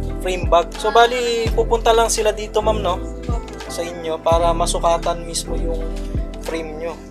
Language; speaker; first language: Filipino; native; Filipino